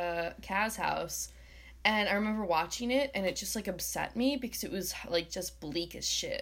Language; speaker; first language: English; native; English